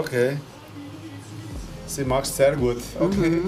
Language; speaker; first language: German; non-native, learner; Albanian